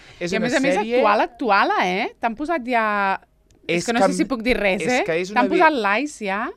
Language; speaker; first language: Catalan; native; Catalan